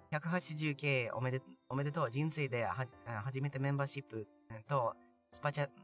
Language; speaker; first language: Japanese; non-native, learner; English